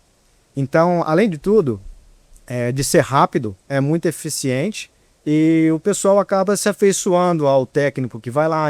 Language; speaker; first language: Portuguese; native; Portuguese